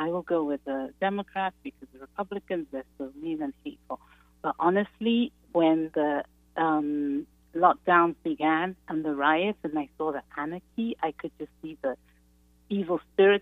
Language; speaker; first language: English; non-native, local second language; Yoruba